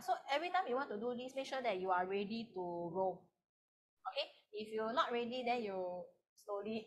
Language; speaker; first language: English; non-native, local second language; Chinese